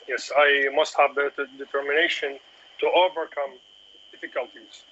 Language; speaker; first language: English; non-native, learner; Arabic